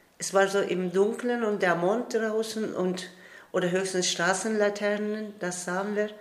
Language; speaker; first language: German; non-native, fluent; Turkish